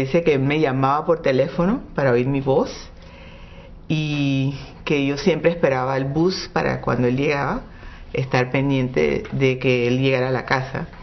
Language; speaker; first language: Spanish; non-native, local second language; English